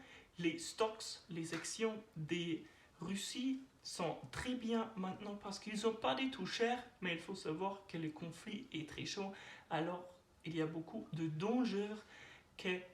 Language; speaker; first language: French; non-native, learner; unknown